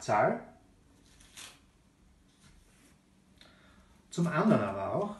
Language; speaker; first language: German; native; German